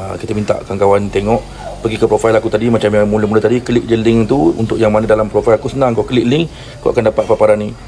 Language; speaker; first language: Malay; native; Malay